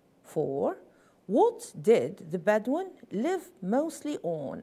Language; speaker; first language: English; non-native, fluent; Arabic